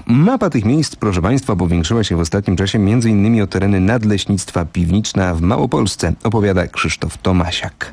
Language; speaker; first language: Polish; native; Polish